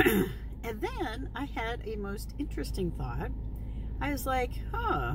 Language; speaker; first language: English; native; English